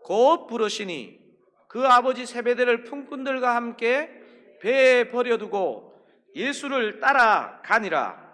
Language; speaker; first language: Korean; native; Korean